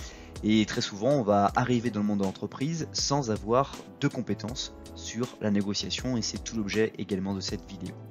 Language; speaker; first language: French; native; French